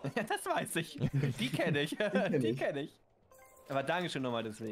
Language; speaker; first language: German; native; German